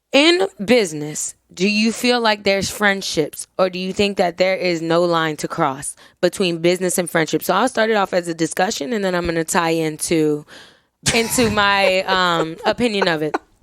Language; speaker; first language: English; native; English